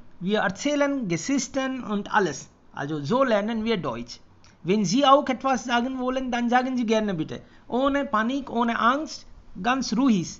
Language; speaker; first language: German; non-native, fluent; Hindi